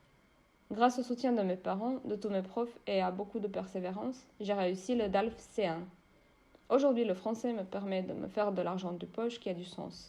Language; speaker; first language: French; non-native, fluent; Croatian